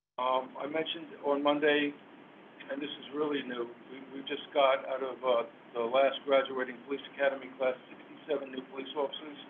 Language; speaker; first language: English; native; English